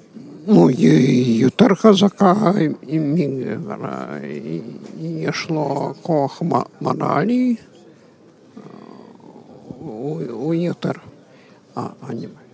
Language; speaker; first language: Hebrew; non-native, learner; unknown